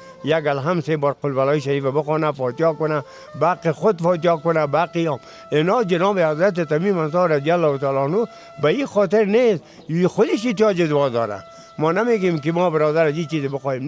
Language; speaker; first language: Persian; native; Persian